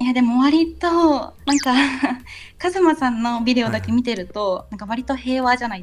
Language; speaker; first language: Japanese; native; Japanese